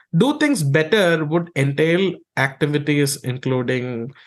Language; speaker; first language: English; non-native, local second language; Malayalam